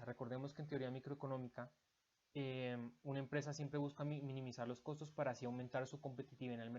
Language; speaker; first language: Spanish; native; Spanish